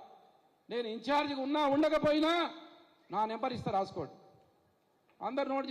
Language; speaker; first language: Telugu; native; Telugu